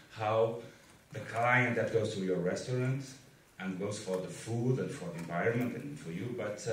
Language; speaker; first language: English; non-native, fluent; Slovenian